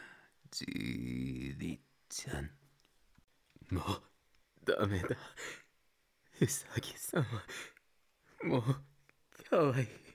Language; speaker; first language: Japanese; non-native, learner; Spanish